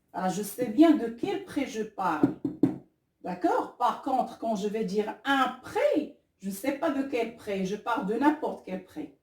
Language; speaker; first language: French; non-native, local second language; Arabic